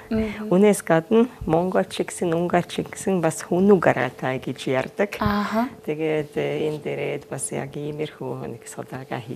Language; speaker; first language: Mongolian; non-native, fluent; Hungarian